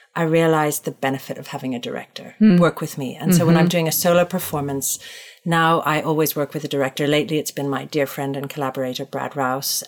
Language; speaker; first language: English; native; English